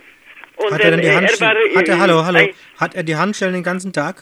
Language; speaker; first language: German; native; German